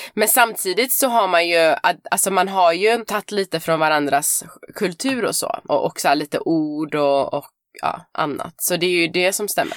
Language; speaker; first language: Swedish; early bilingual, other home language; Persian